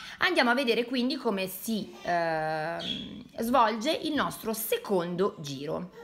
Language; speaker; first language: Italian; native; Italian